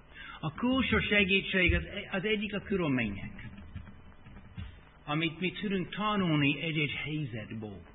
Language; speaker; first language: Hungarian; non-native, fluent; English